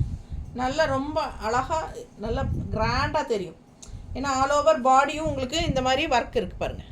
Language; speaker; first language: Tamil; native; Tamil